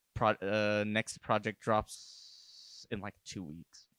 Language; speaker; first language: English; native; English